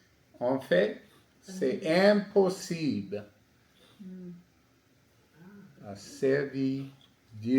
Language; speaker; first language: French; non-native, learner; English